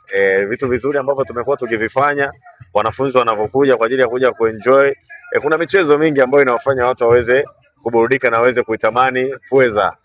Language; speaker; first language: Swahili; native; Swahili